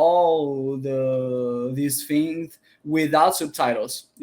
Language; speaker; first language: English; non-native, learner; Portuguese